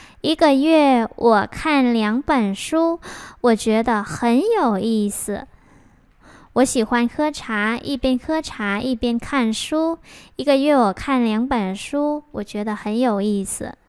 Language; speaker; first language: Chinese; non-native, fluent; Vietnamese